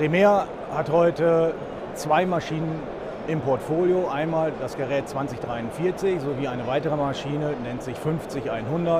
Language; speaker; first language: German; native; German